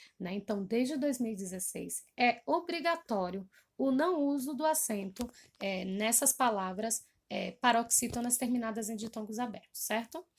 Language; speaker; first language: Portuguese; native; Portuguese